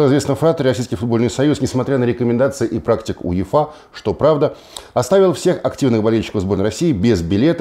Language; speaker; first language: Russian; native; Russian